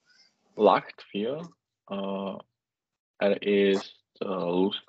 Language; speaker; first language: German; non-native, learner; Czech